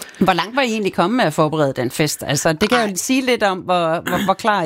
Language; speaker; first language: Danish; native; Danish